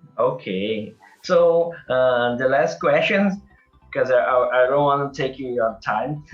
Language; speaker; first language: English; non-native, learner; Portuguese